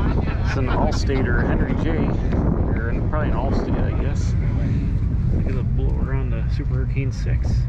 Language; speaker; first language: English; native; English